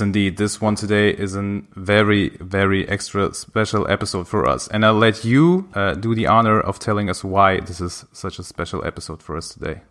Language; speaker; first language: English; non-native, fluent; German